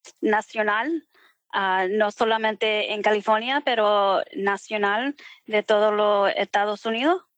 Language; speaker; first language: Spanish; early bilingual, heritage; Spanish